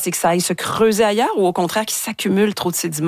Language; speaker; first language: French; native; French